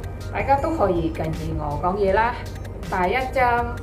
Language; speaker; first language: Cantonese; non-native, learner; Indonesian